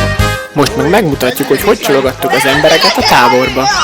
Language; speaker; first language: Hungarian; native; Hungarian